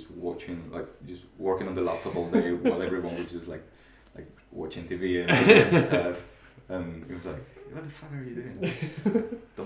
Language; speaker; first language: English; non-native, fluent; Spanish